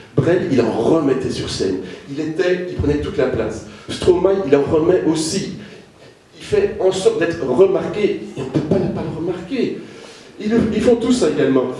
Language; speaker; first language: French; native; French